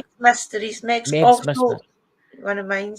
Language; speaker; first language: English; native; English